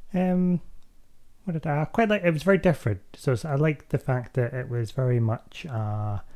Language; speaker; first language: English; native; English